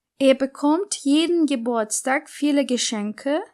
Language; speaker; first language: German; non-native, fluent; Turkish